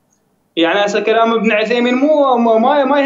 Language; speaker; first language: Arabic; native; Arabic